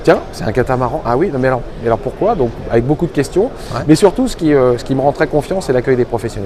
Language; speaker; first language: French; native; French